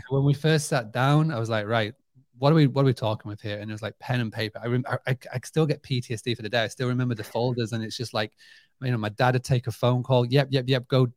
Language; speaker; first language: English; native; English